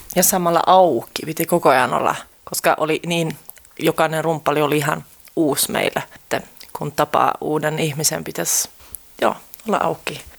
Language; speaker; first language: Finnish; early bilingual, heritage; Finnish